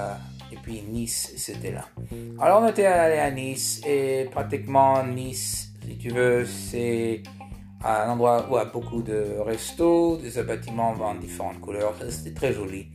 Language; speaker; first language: French; early bilingual, heritage; French